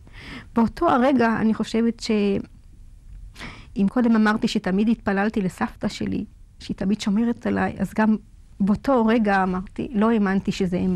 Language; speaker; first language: Hebrew; non-native, fluent; Yiddish